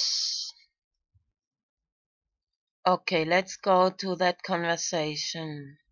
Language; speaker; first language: English; non-native, fluent; German